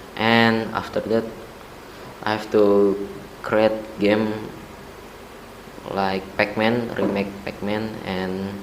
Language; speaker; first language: English; non-native, learner; Indonesian